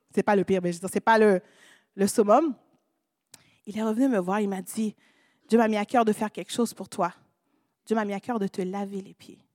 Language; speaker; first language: French; non-native, local second language; Haitian Creole